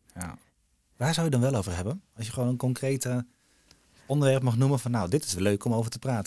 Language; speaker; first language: Dutch; native; Dutch